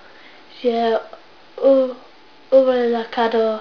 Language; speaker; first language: French; non-native, learner; English